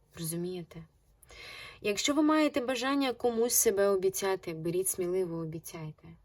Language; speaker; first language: Ukrainian; non-native, local second language; Russian